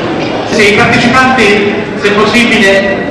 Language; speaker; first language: Italian; native; Italian